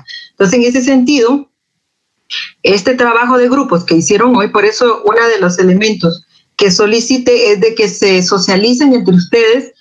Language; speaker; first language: Spanish; native; Spanish